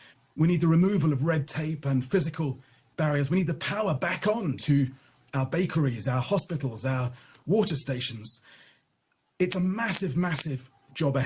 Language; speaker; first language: English; native; English